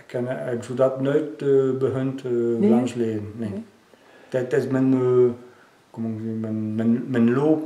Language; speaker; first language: Dutch; non-native, local second language; French